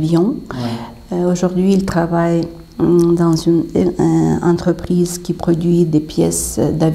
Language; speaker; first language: French; non-native, fluent; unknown